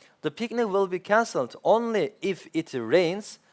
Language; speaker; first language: English; non-native, fluent; Turkish